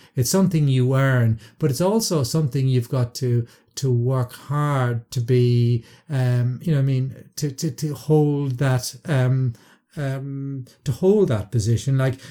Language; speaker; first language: English; native; English